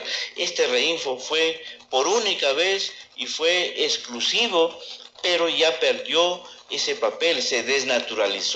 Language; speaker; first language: Spanish; native; Spanish